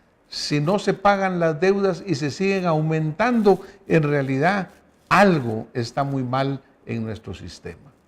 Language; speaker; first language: Spanish; native; Spanish